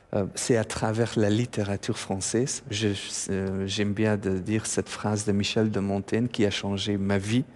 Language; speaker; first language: French; non-native, fluent; Persian